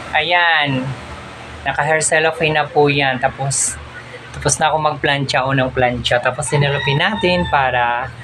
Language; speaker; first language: Filipino; non-native, local second language; Waray